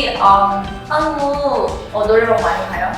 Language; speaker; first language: Korean; non-native, fluent; Filipino